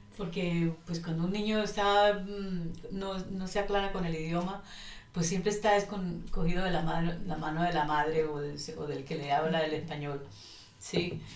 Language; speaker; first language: Spanish; native; Spanish